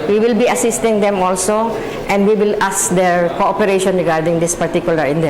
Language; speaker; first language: English; non-native, local second language; Filipino